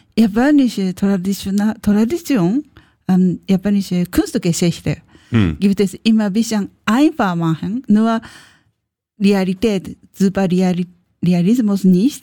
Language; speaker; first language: German; non-native, learner; Japanese